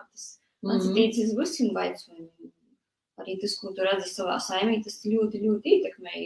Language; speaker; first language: Latvian; early bilingual, other home language; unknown